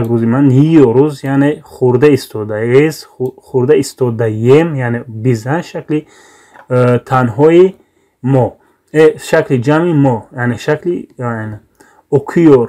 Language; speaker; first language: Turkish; non-native, fluent; Tajik